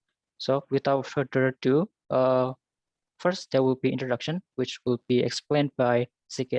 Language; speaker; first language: English; non-native, learner; Indonesian